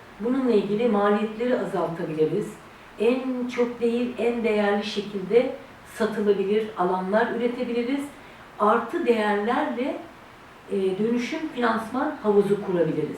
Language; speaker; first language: Turkish; native; Turkish